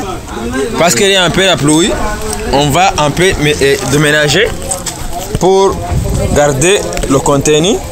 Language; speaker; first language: French; non-native, learner; Rundi